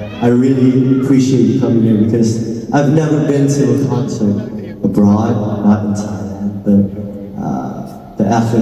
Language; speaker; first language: English; non-native, learner; Thai